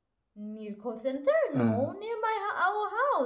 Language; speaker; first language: English; non-native, local second language; Cebuano